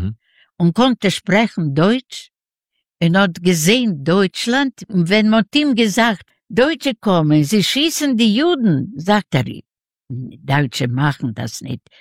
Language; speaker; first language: German; non-native, learner; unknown